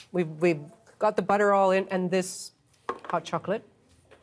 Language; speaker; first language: English; native; English